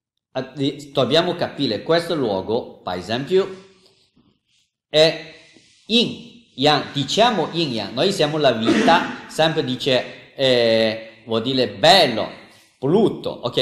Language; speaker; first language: Italian; non-native, learner; Chinese